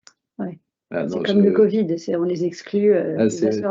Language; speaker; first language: French; native; French